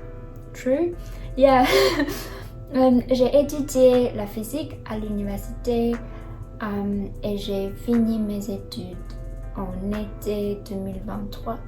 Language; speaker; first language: French; non-native, learner; Chinese